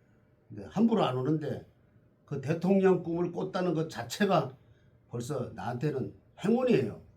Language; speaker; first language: Korean; native; Korean